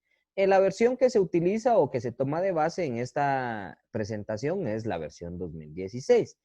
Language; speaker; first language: Spanish; native; Spanish